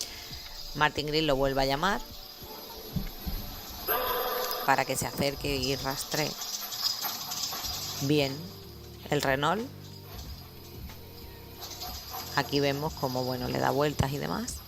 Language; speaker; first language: Spanish; native; Spanish